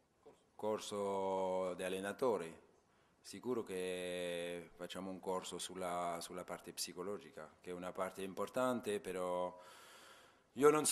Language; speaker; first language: Italian; non-native, fluent; French